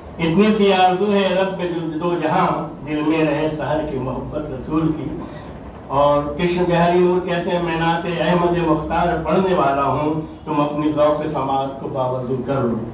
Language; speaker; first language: Urdu; native; Urdu